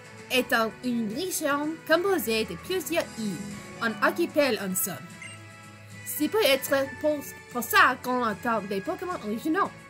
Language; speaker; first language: French; non-native, fluent; English